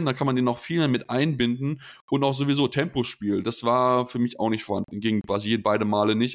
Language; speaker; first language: German; native; German